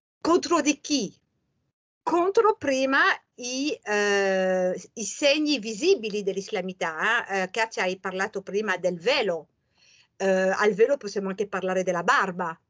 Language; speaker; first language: Italian; non-native, fluent; French